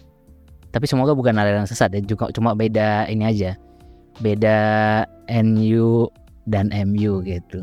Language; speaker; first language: Indonesian; native; Indonesian